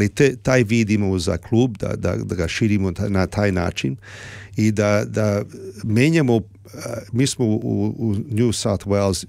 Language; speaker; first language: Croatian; early bilingual, heritage; Serbian